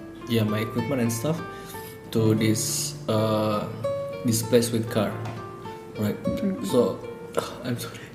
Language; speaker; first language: English; non-native, learner; Indonesian